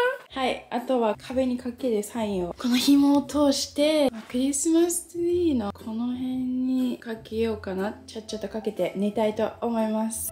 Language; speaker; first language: Japanese; native; Japanese